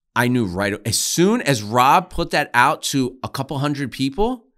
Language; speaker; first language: English; native; English